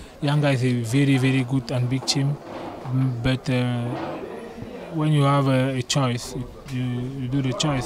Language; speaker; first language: English; non-native, learner; French